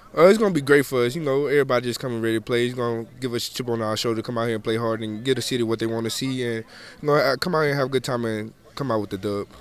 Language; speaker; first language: English; native; English